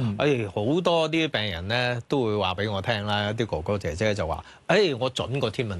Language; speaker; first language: Cantonese; native; Cantonese